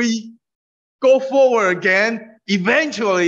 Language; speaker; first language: English; non-native, fluent; Min Nan Chinese